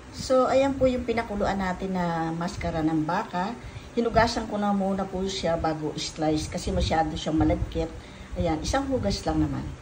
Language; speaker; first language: Filipino; native; Filipino